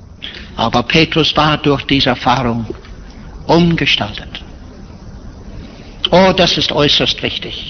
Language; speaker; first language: German; non-native, fluent; English